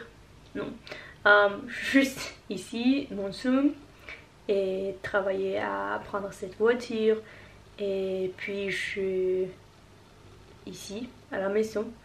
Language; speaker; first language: French; non-native, learner; Norwegian